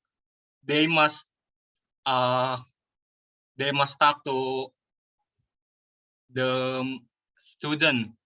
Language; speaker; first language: English; non-native, learner; Indonesian